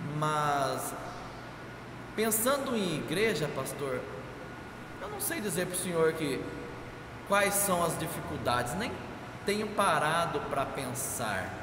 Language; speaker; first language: Portuguese; native; Portuguese